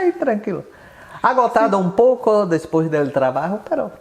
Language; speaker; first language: Spanish; non-native, learner; Portuguese